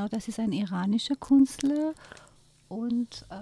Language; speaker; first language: German; non-native, fluent; Persian